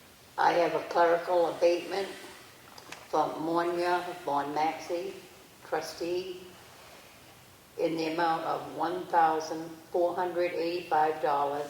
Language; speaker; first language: English; native; English